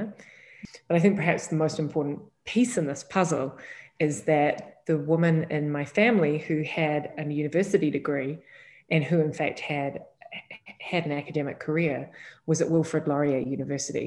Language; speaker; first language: English; native; English